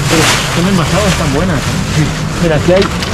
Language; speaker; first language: Spanish; native; Spanish